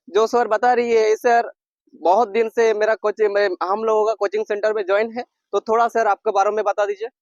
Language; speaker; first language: Hindi; non-native, local second language; Bangla